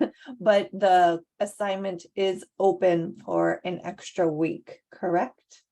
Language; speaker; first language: English; native; English